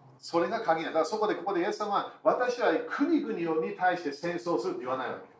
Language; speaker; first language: Japanese; non-native, fluent; English